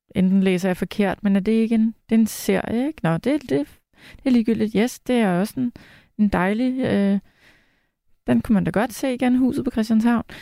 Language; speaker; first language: Danish; native; Danish